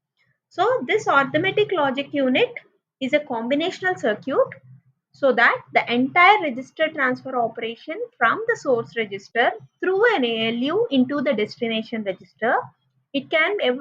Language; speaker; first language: English; non-native, local second language; Telugu